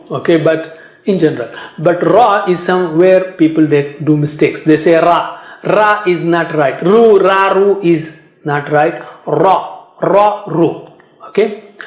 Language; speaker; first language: English; non-native, fluent; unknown